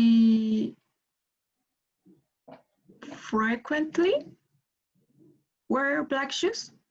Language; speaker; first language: English; non-native, learner; Spanish